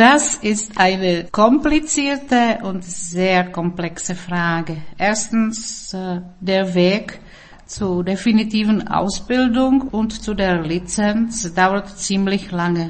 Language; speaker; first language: German; non-native, fluent; Czech